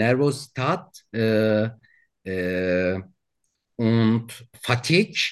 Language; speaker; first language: German; non-native, learner; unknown